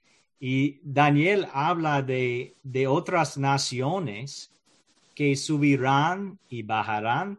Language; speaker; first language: Spanish; non-native, learner; English